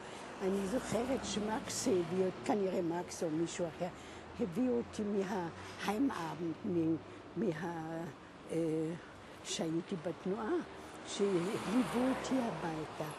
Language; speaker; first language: Hebrew; non-native, fluent; German